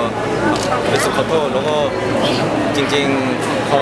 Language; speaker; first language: Thai; non-native, fluent; Korean